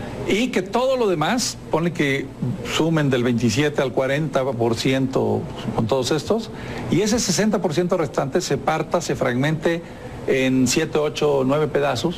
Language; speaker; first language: Spanish; native; Spanish